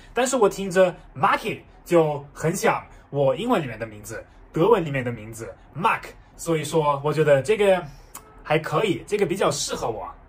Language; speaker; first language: Chinese; non-native, fluent; German